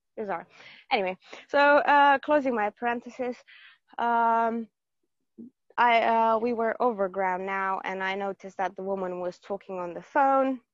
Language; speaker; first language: English; non-native, fluent; Romanian